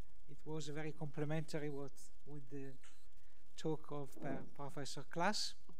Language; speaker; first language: English; non-native, fluent; Italian